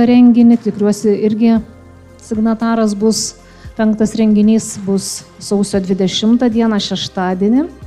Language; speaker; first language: Lithuanian; native; Lithuanian